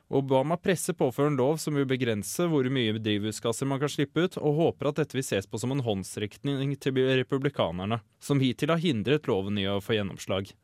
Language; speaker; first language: Norwegian; native; Norwegian